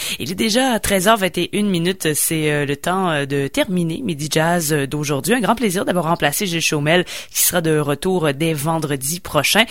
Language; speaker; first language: French; native; French